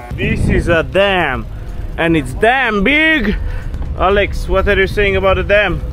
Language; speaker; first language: English; non-native, fluent; Romanian